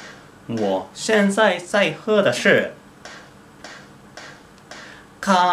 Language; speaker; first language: Chinese; non-native, fluent; Japanese